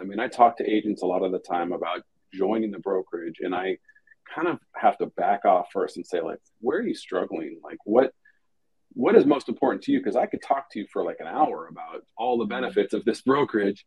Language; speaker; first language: English; native; English